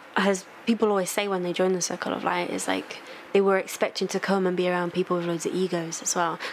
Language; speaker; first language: English; native; English